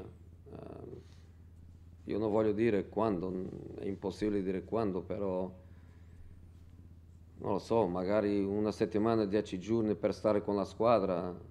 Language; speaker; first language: Italian; non-native, fluent; Portuguese